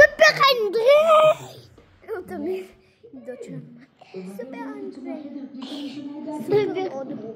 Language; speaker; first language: Hebrew; native; Hebrew